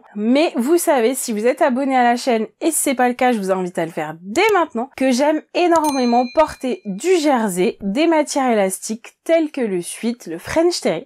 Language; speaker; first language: French; native; French